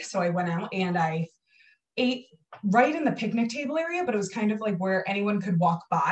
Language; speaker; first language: English; native; English